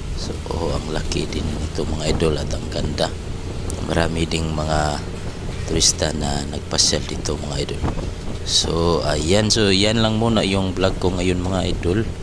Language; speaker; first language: Filipino; native; Filipino